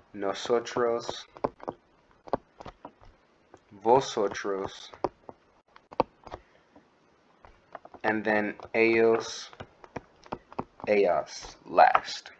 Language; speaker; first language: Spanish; non-native, learner; English